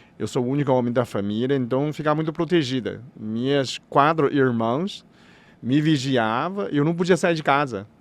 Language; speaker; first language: Portuguese; non-native, fluent; Chinese